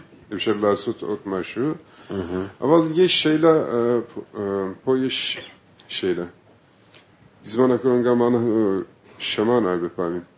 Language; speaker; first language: Hebrew; non-native, fluent; Turkish